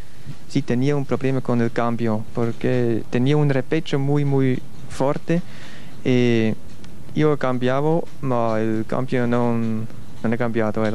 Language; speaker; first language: Spanish; non-native, learner; Swiss German